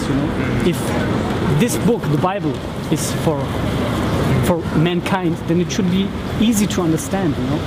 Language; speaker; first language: English; non-native, fluent; German